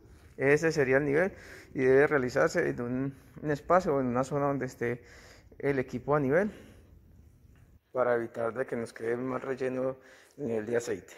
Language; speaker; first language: Spanish; native; Spanish